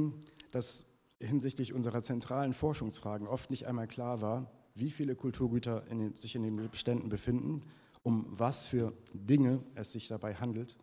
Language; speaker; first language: German; native; German